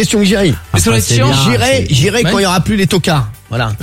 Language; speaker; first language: French; native; French